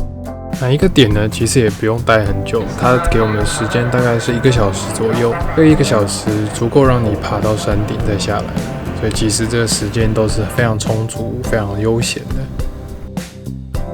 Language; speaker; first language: Chinese; native; Chinese